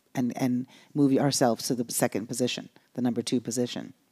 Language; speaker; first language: English; native; English